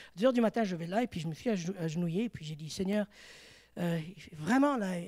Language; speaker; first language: French; native; French